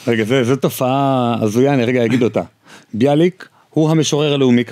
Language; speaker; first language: Hebrew; native; Hebrew